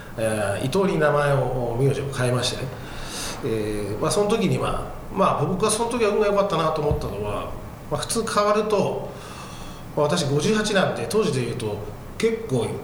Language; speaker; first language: Japanese; native; Japanese